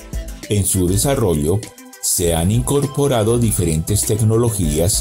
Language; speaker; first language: Spanish; native; Spanish